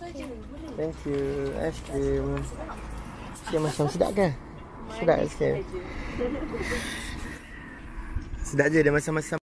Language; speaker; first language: Malay; native; Malay